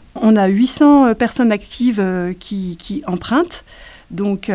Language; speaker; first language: French; native; French